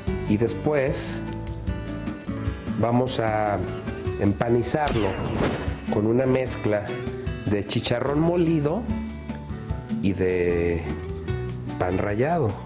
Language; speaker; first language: Spanish; native; Spanish